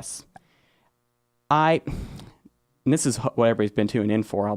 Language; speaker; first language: English; native; English